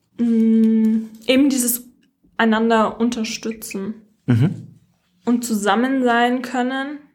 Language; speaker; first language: German; native; German